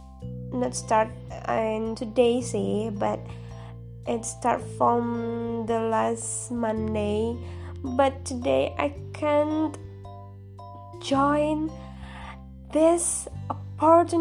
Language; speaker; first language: English; non-native, learner; Indonesian